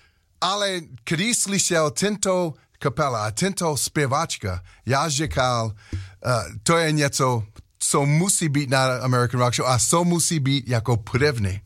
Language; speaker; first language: Czech; non-native, learner; English